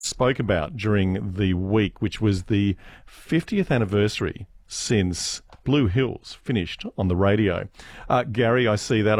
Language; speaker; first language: English; native; English